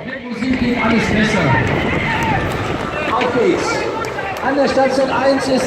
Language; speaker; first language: German; native; German